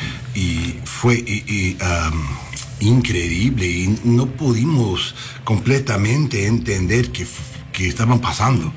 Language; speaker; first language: Spanish; non-native, learner; English